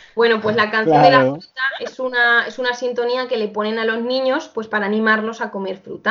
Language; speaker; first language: Spanish; native; Spanish